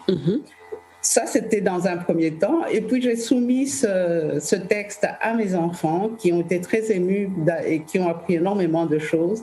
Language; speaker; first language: French; early bilingual, other home language; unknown